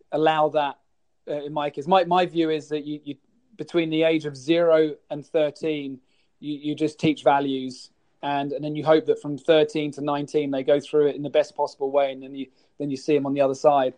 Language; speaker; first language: English; native; English